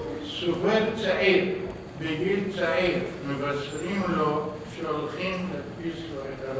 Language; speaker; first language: Hebrew; non-native, fluent; Arabic